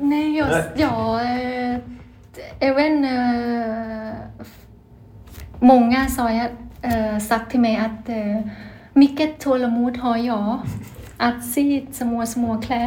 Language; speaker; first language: Swedish; non-native, learner; Thai